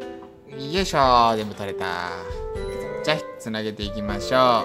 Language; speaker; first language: Japanese; native; Japanese